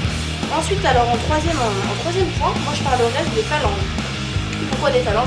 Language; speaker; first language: French; native; French